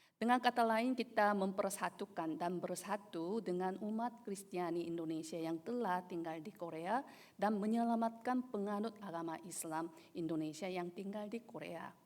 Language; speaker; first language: Indonesian; non-native, fluent; Korean